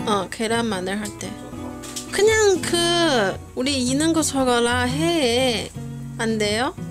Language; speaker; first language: Korean; non-native, learner; Chinese